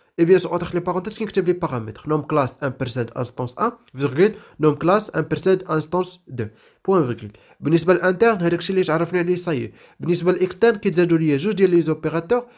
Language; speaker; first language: French; non-native, local second language; Arabic